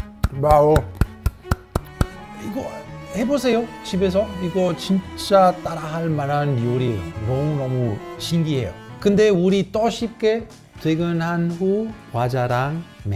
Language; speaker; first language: Korean; non-native, fluent; Italian